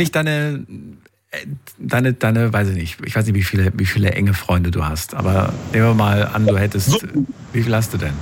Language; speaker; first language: German; native; German